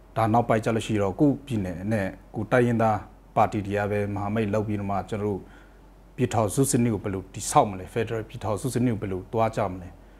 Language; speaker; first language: Burmese; non-native, local second language; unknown